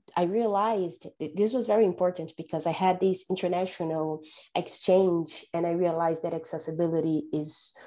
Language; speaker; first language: English; non-native, fluent; Portuguese